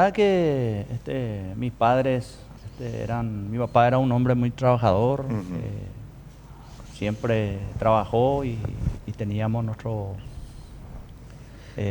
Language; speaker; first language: Spanish; native; Spanish